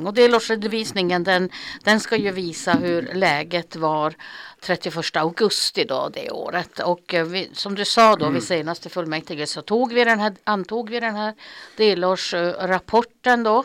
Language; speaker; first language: Swedish; native; Swedish